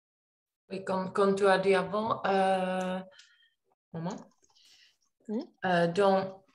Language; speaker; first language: French; non-native, learner; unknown